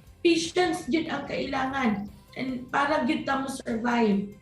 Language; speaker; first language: Cebuano; native; Cebuano